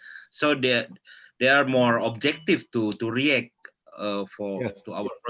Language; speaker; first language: English; non-native, local second language; Indonesian